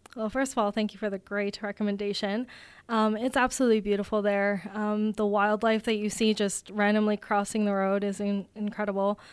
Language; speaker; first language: English; native; English